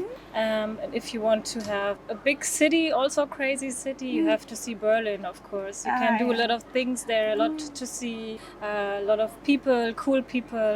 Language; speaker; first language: English; non-native, fluent; German